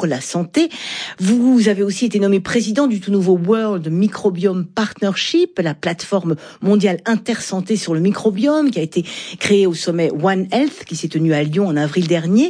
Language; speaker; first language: French; native; French